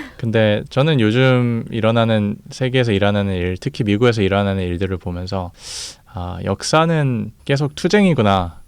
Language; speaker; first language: Korean; native; Korean